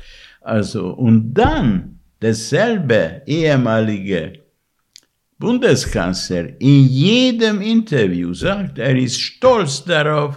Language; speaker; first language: German; non-native, fluent; Hungarian